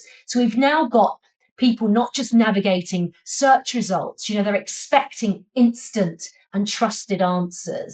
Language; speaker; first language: English; native; English